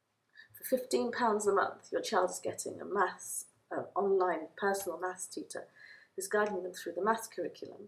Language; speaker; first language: English; native; English